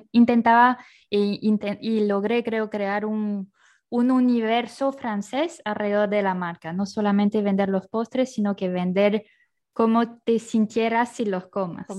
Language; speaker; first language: Spanish; non-native, fluent; French